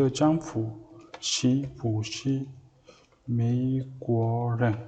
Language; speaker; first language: Chinese; non-native, learner; Mongolian